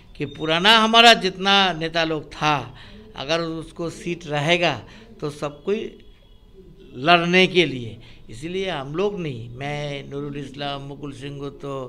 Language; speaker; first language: Hindi; non-native, local second language; Bangla